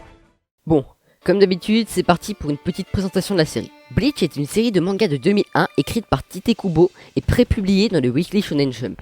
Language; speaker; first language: French; native; French